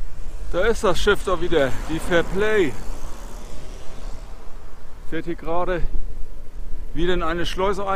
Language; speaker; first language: German; native; German